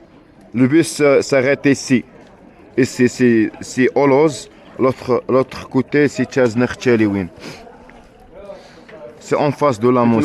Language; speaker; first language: French; non-native, learner; Arabic